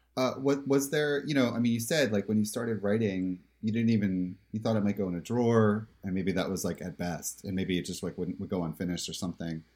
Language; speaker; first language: English; native; English